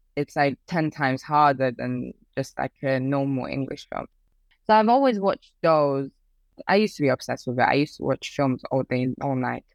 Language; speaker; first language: English; early bilingual, other home language; Persian